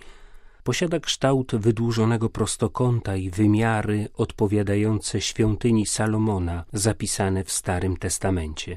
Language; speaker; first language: Polish; native; Polish